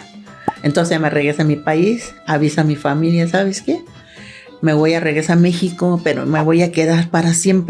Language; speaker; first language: Spanish; non-native, learner; Thai